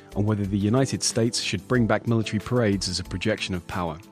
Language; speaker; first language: English; native; English